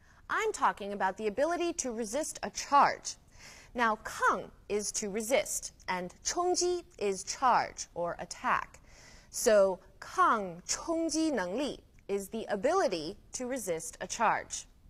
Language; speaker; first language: English; native; English